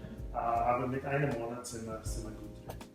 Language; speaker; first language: German; non-native, fluent; English